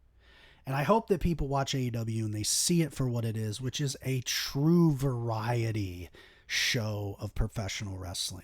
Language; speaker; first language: English; native; English